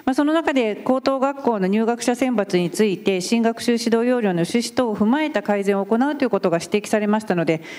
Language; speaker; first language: Japanese; native; Japanese